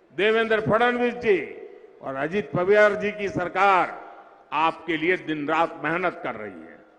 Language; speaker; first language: Hindi; non-native, local second language; Gujarati